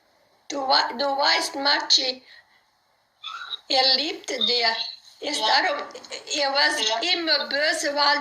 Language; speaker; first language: German; non-native, learner; Dutch